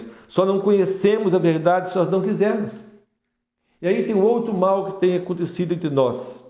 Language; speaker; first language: Portuguese; native; Portuguese